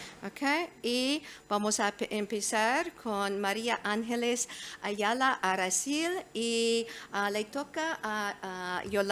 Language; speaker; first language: Spanish; non-native, fluent; English